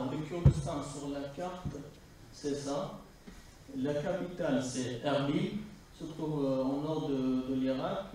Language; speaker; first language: French; non-native, fluent; Kurdish